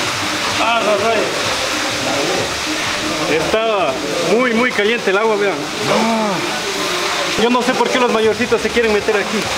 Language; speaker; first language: Spanish; native; Spanish